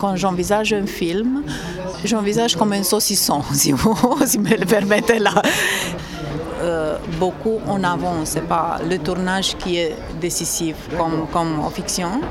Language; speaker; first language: French; non-native, fluent; Romanian